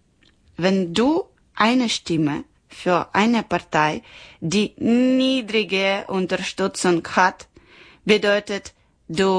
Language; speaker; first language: German; non-native, learner; Ukrainian